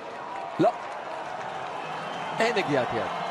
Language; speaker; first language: Hebrew; native; Hebrew